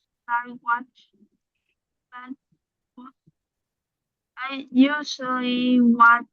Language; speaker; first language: English; non-native, learner; Vietnamese